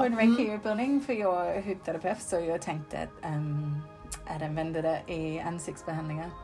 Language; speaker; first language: Swedish; non-native, fluent; English